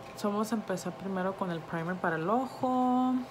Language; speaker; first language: Spanish; early bilingual, other home language; English